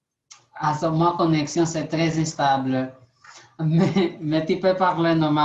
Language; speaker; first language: French; non-native, learner; Portuguese